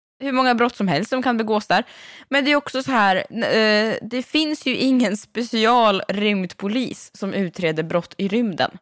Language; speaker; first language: Swedish; native; Swedish